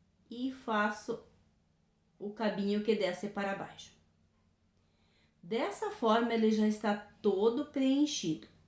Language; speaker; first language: Portuguese; native; Portuguese